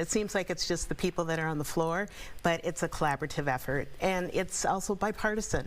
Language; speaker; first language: English; native; English